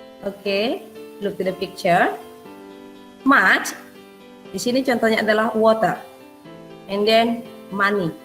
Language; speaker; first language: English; non-native, fluent; Indonesian